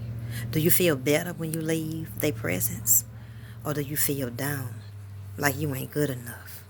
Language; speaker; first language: English; native; English